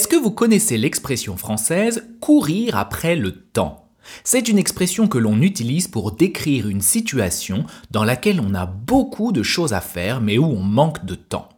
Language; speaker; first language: French; native; French